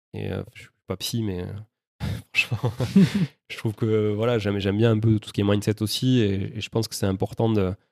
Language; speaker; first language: French; native; French